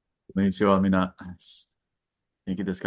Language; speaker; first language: Japanese; non-native, learner; English